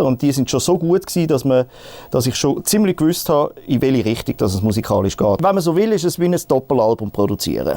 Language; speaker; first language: German; native; German